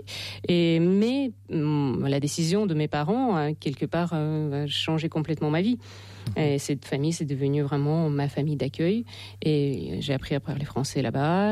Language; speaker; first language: French; non-native, fluent; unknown